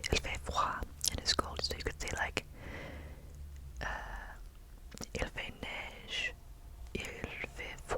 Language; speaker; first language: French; non-native, learner; English